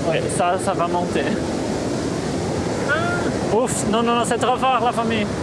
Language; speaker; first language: French; non-native, fluent; Portuguese